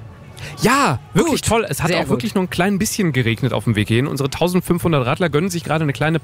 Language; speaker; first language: German; native; German